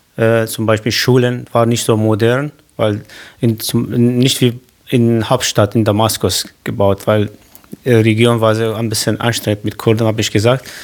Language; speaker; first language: German; non-native, learner; Kurdish